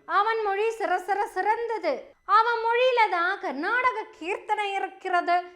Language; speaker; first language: Tamil; native; Tamil